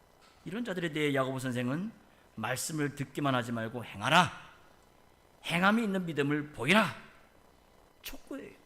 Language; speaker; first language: Korean; native; Korean